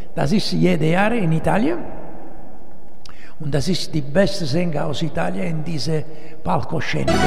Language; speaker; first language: German; non-native, fluent; Italian